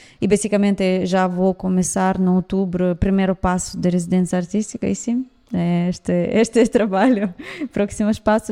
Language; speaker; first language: Portuguese; non-native, fluent; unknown